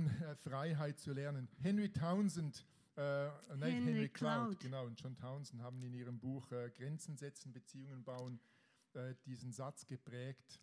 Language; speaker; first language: German; native; German